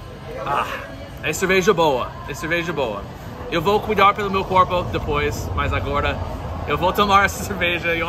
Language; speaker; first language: Portuguese; non-native, learner; English